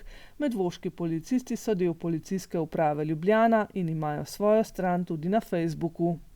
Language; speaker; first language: Slovenian; native; Slovenian